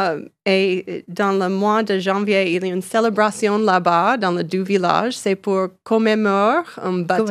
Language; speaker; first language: French; non-native, learner; English